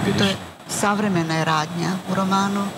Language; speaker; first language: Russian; non-native, learner; Serbian